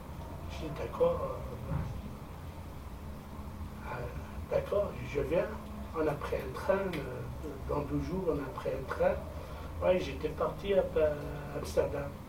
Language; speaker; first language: French; non-native, fluent; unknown